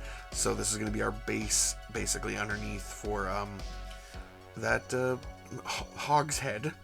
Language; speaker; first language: English; native; English